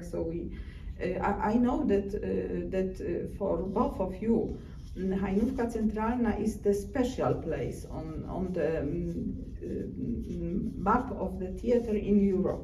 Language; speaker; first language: English; non-native, learner; Polish